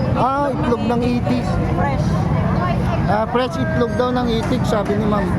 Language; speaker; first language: Filipino; non-native, local second language; Iloko